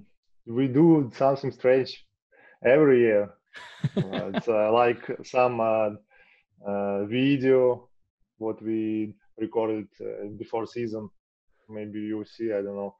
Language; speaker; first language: English; non-native, learner; Russian